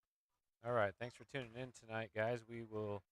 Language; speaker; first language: English; native; English